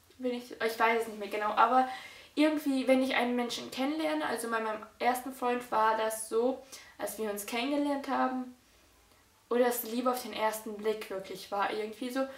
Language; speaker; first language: German; early bilingual, other home language; Russian